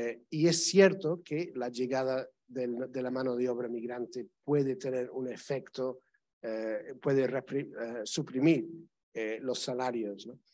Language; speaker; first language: Spanish; non-native, fluent; English